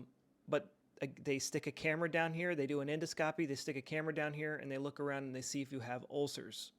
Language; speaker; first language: English; native; English